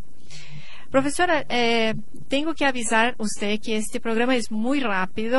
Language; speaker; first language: Spanish; non-native, learner; Portuguese